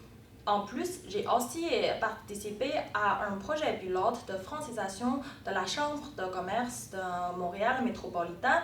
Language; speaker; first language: French; non-native, fluent; Chinese